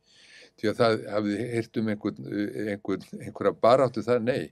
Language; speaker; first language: Icelandic; native; Icelandic